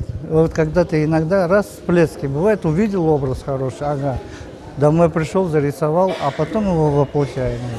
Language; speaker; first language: Russian; native; Russian